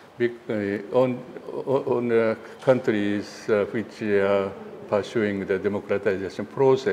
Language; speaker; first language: English; non-native, learner; Japanese